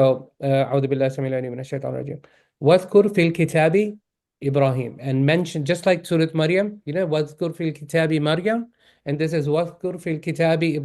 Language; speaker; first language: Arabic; non-native, fluent; English